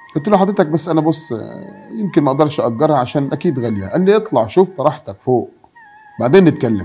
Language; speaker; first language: Arabic; native; Arabic